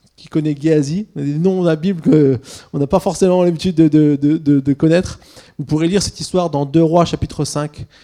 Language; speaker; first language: French; early bilingual, other home language; Swiss German